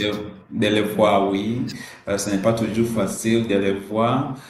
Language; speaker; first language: French; non-native, learner; Swahili